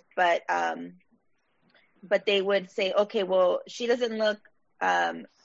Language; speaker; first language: English; native; English